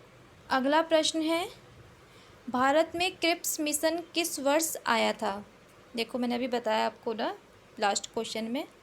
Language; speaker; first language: Hindi; native; Hindi